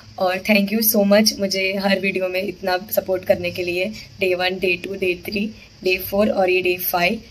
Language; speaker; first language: Hindi; non-native, local second language; Gujarati